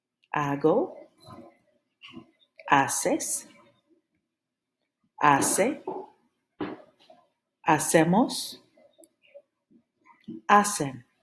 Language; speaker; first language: Spanish; non-native, fluent; English